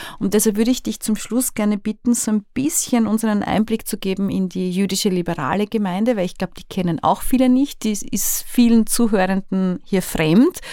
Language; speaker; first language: German; native; German